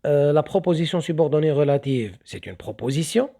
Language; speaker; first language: French; non-native, local second language; Arabic